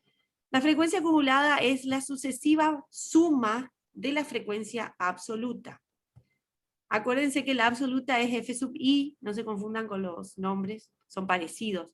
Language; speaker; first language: Spanish; native; Spanish